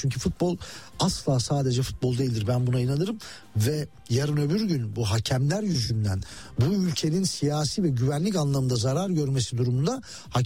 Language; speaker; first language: Turkish; native; Turkish